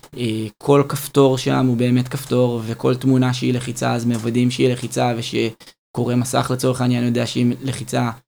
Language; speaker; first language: Hebrew; native; Hebrew